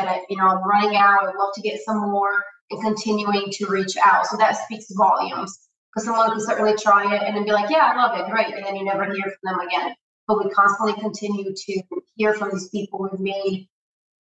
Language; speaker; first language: English; non-native, fluent; Portuguese